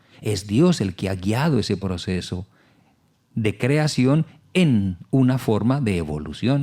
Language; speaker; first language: Spanish; native; Spanish